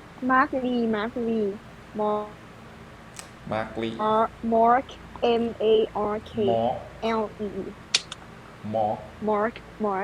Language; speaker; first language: English; non-native, learner; Thai